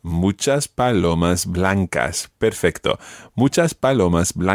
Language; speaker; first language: Spanish; non-native, fluent; English